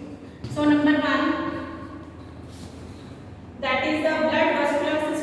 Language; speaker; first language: English; non-native, local second language; Hindi